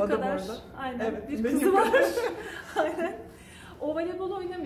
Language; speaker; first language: Turkish; native; Turkish